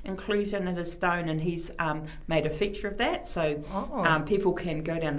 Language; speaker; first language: English; native; English